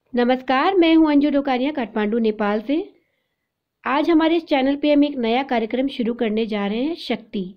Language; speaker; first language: Hindi; native; Hindi